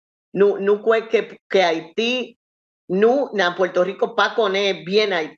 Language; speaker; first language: Haitian Creole; non-native, learner; Spanish